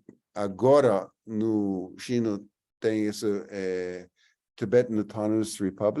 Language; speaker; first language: Portuguese; non-native, fluent; English